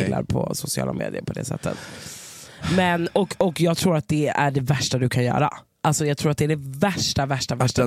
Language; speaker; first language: Swedish; native; Swedish